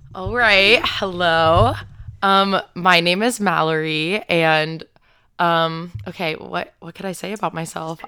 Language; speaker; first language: English; native; English